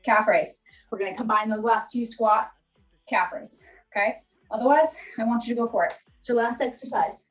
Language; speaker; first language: English; native; English